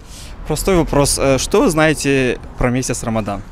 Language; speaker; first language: Russian; native; Russian